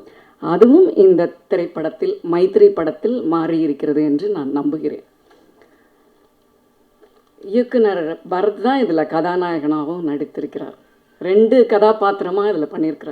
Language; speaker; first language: Tamil; native; Tamil